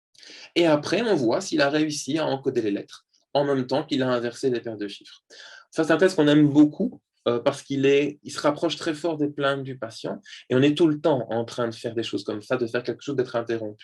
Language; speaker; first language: French; native; French